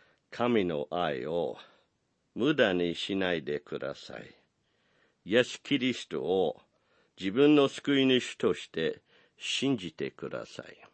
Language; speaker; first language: Japanese; non-native, fluent; English